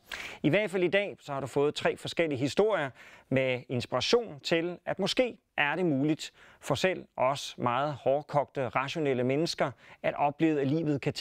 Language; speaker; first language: Danish; native; Danish